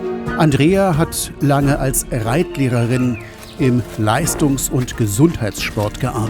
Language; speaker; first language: German; native; German